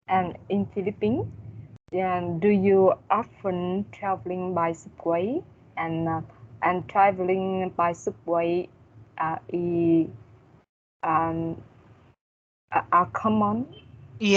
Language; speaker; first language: English; non-native, learner; Vietnamese